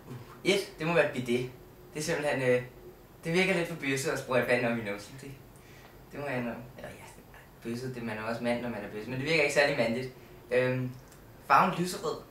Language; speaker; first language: Danish; native; Danish